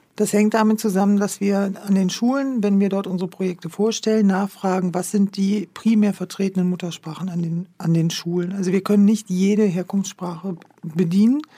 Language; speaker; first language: German; native; German